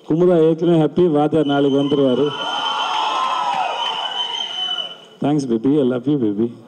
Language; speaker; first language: Tamil; native; Tamil